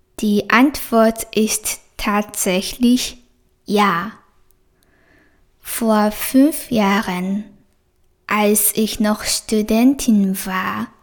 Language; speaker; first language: German; non-native, fluent; Japanese